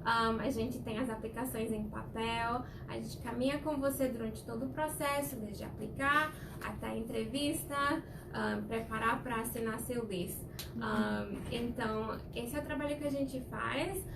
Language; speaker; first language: Portuguese; non-native, fluent; Spanish